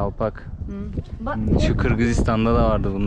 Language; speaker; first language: Turkish; native; Turkish